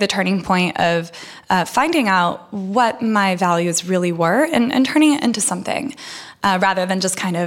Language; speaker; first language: English; early bilingual, other home language; Russian